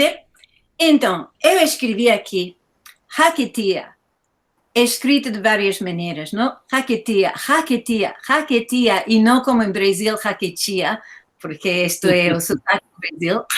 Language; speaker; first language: Portuguese; non-native, fluent; English